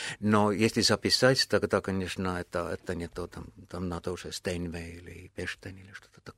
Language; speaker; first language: Russian; non-native, fluent; Estonian